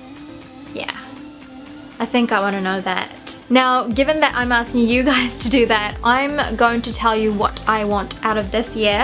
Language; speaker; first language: English; early bilingual, other home language; Sinhala